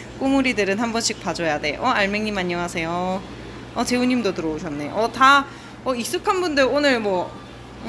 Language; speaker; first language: Korean; native; Korean